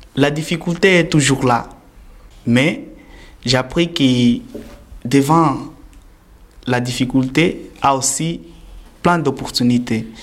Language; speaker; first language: French; non-native, learner; Portuguese